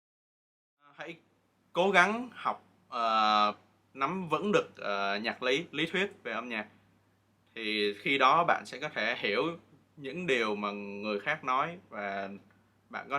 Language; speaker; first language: Vietnamese; native; Vietnamese